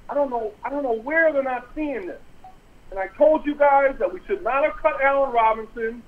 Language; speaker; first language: English; native; English